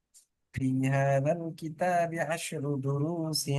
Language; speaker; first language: Arabic; non-native, fluent; Bangla